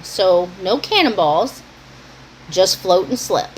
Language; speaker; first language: English; native; English